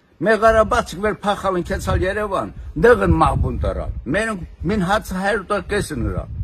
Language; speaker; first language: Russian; non-native, local second language; Armenian